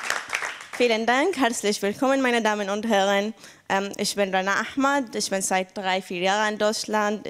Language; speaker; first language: German; non-native, learner; Arabic